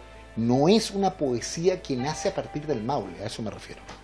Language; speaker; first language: Spanish; native; Spanish